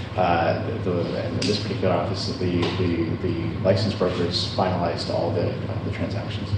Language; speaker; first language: English; native; English